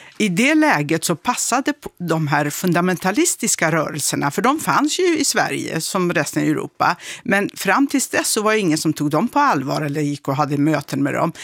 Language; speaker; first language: Swedish; early bilingual, other home language; Kurdish